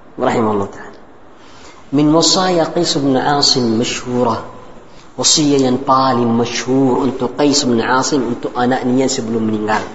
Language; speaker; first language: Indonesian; non-native, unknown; Arabic